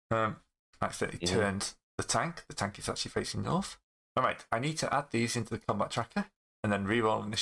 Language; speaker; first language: English; native; English